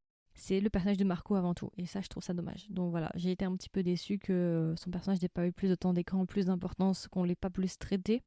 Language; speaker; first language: French; native; French